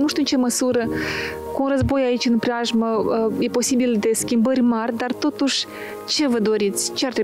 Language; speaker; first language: Romanian; native; Romanian